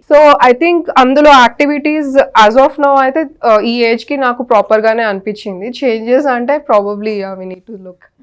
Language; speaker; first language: Telugu; native; Telugu